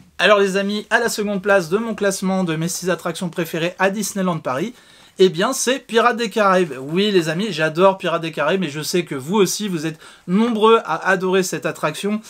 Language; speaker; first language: French; native; French